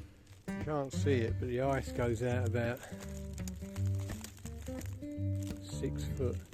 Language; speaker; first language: English; native; English